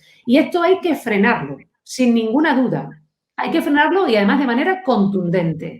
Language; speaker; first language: Spanish; native; Spanish